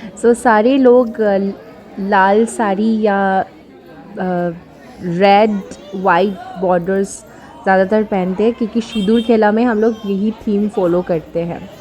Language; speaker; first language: Hindi; non-native, local second language; Bangla